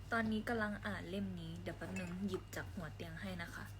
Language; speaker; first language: Thai; native; Thai